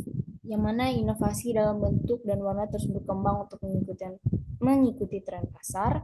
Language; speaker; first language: Indonesian; native; Indonesian